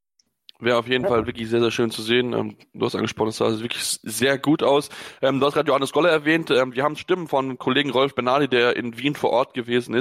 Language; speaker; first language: German; native; German